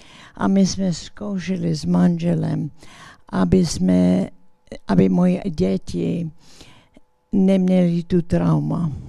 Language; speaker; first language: Czech; early bilingual, heritage; English